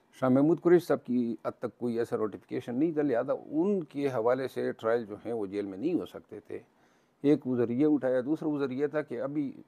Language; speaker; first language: Urdu; non-native, local second language; Pashto